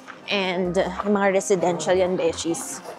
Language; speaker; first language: Filipino; native; Filipino